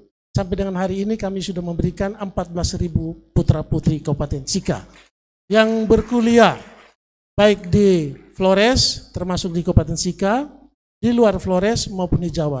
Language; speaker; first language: Indonesian; native; Indonesian